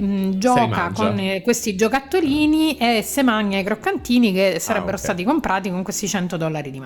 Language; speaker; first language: Italian; native; Italian